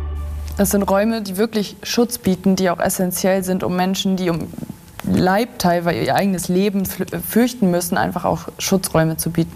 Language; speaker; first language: German; native; German